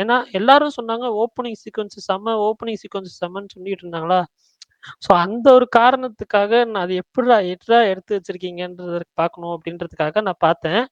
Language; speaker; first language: Tamil; native; Tamil